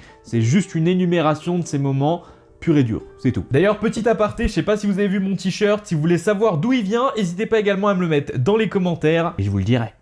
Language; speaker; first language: French; native; French